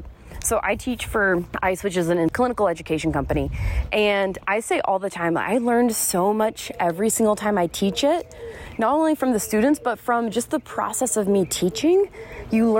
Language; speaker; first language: English; native; English